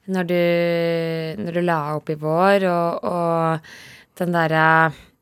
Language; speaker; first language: Norwegian; native; Norwegian